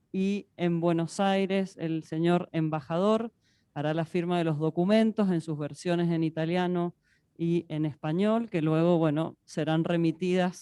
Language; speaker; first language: Spanish; native; Spanish